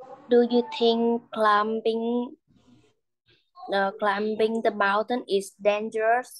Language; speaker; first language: English; non-native, learner; Vietnamese